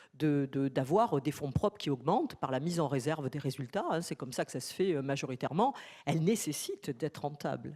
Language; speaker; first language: French; native; French